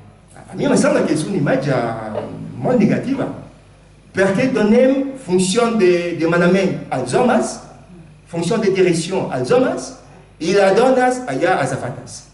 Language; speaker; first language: Catalan; non-native, fluent; Lingala